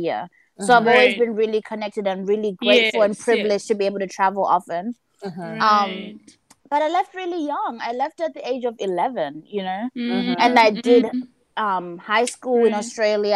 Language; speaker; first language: English; early bilingual, other home language; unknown